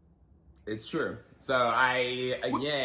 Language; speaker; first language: English; native; English